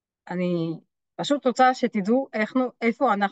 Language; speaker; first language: Hebrew; non-native, fluent; French